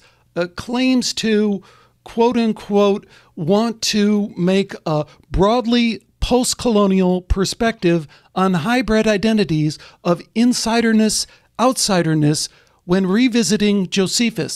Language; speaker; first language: English; native; English